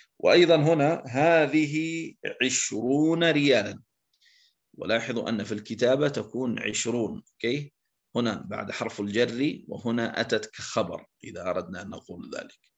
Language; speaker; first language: Arabic; native; Arabic